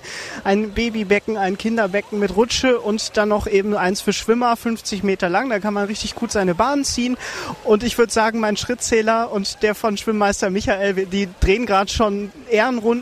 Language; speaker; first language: German; native; German